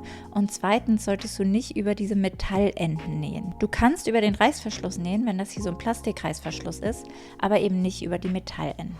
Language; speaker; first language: German; native; German